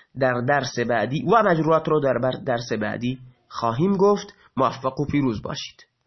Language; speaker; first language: Persian; non-native, local second language; Baluchi